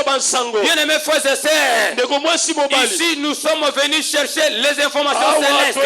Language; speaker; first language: French; non-native, local second language; Lingala